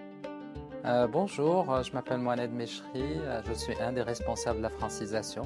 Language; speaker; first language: French; non-native, local second language; Arabic